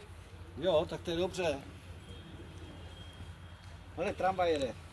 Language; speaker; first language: Czech; native; Czech